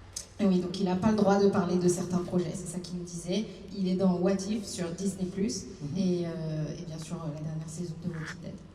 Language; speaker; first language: French; native; French